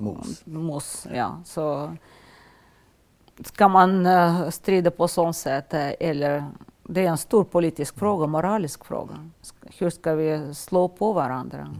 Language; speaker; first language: Swedish; non-native, fluent; Russian